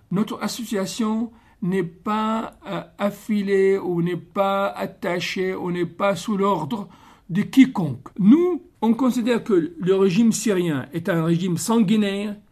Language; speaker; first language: French; non-native, fluent; Arabic